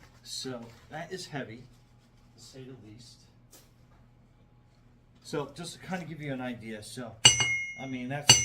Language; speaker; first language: English; native; English